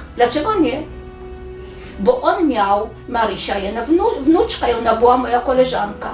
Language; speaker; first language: Polish; non-native, local second language; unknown